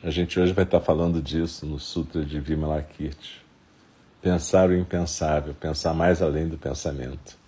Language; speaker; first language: Portuguese; native; Portuguese